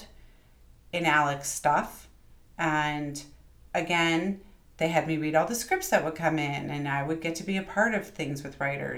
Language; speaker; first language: English; native; English